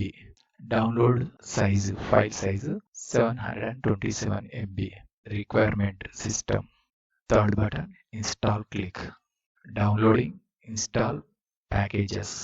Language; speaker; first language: English; non-native, learner; Telugu